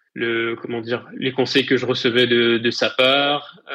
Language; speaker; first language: French; native; French